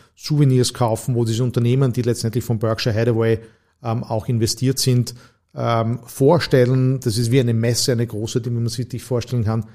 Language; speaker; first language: German; native; German